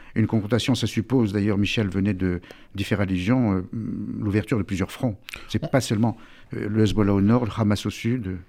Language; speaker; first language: French; native; French